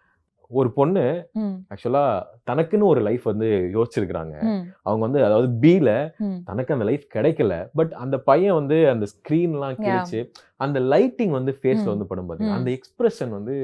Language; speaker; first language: Tamil; native; Tamil